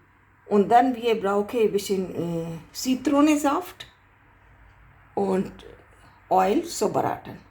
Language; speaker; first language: German; non-native, learner; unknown